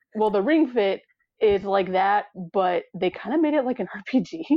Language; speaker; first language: English; early bilingual, other home language; Samoan